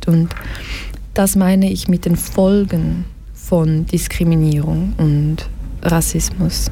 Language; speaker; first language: German; early bilingual, other home language; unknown